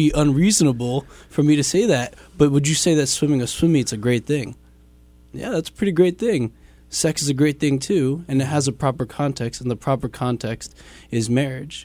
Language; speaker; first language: English; native; English